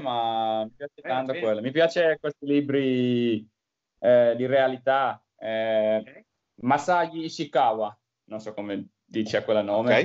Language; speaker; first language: Italian; non-native, learner; Finnish